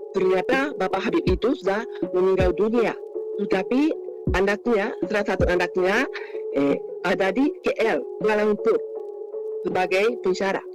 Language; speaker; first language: Malay; non-native, fluent; Japanese